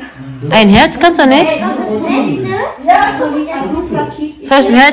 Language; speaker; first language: German; non-native, learner; Cebuano